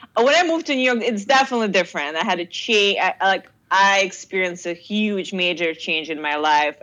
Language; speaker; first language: English; non-native, fluent; Russian